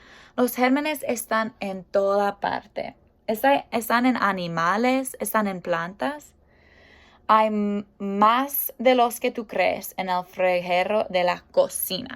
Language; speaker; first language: Spanish; non-native, fluent; English